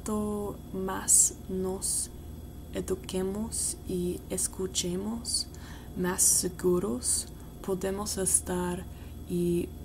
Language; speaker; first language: Spanish; non-native, learner; English